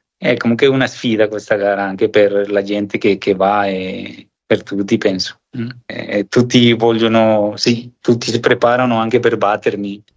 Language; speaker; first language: Italian; non-native, fluent; Spanish